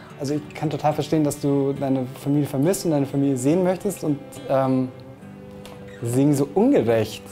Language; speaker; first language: German; native; German